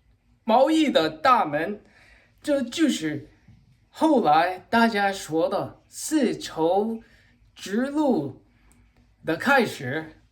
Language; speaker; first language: Chinese; non-native, learner; English